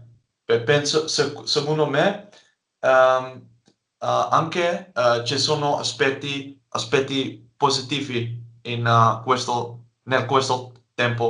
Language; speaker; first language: Italian; non-native, learner; Dutch